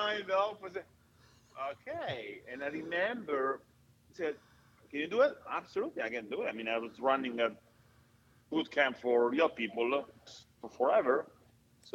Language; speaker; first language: English; non-native, fluent; Italian